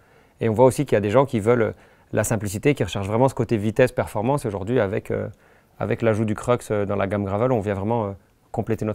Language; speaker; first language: French; native; French